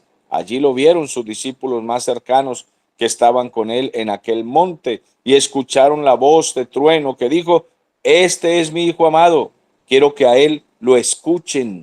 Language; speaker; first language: Spanish; native; Spanish